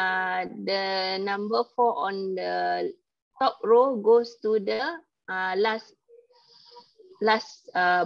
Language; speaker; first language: English; non-native, learner; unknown